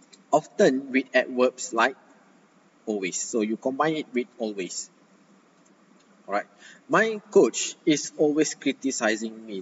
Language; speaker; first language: English; non-native, local second language; Malay